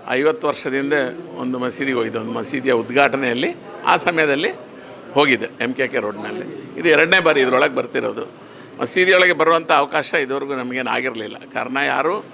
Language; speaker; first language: Kannada; native; Kannada